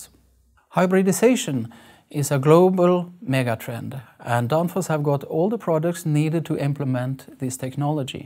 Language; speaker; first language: English; non-native, fluent; Norwegian